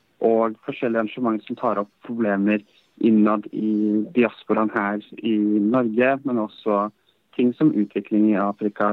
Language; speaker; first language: Norwegian; early bilingual, other home language; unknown